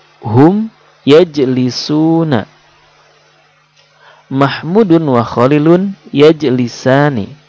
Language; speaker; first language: Arabic; non-native, fluent; Indonesian